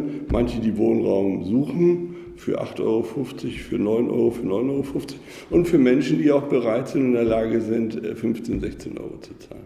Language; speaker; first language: German; native; German